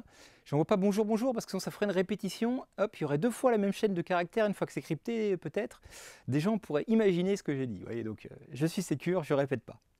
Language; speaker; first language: French; native; French